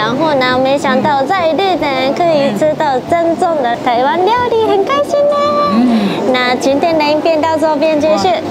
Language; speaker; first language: Chinese; non-native, fluent; Japanese